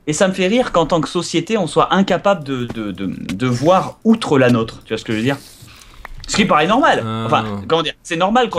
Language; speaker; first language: French; native; French